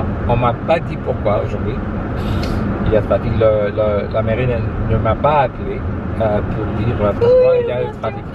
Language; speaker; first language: French; non-native, learner; English